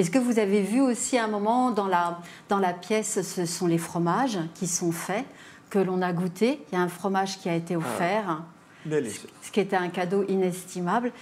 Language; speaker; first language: French; native; French